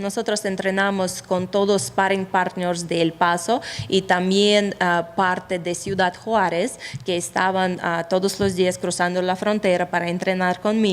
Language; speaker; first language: Spanish; non-native, fluent; Russian